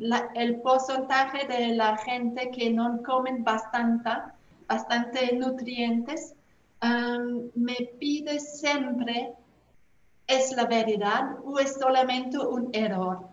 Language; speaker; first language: Spanish; non-native, fluent; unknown